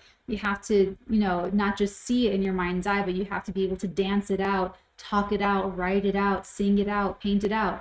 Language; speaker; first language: English; native; English